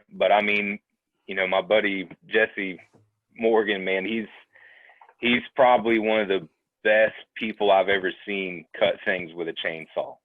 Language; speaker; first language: English; native; English